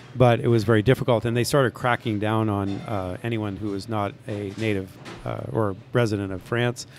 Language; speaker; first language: English; native; English